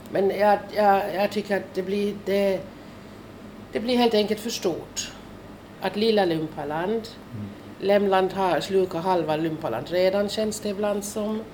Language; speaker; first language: Swedish; non-native, fluent; German